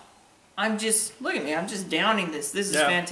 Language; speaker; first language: English; native; English